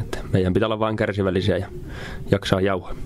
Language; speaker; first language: Finnish; native; Finnish